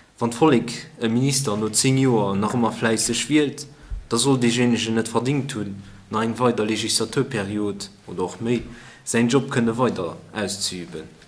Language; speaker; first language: Luxembourgish; native; Luxembourgish